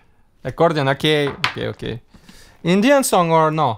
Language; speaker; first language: English; non-native, learner; Russian